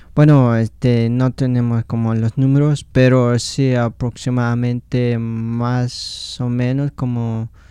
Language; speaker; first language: Spanish; non-native, local second language; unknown